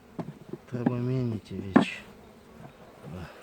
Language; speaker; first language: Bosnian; non-native, learner; Russian